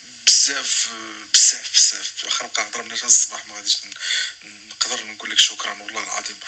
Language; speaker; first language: Arabic; native; Arabic